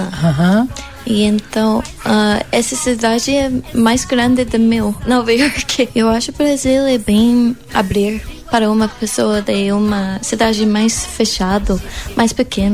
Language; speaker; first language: Portuguese; non-native, learner; English